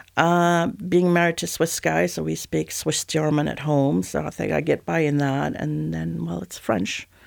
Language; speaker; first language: English; non-native, fluent; Swedish